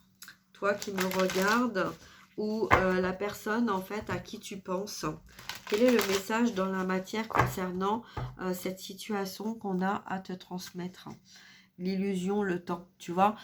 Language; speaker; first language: French; native; French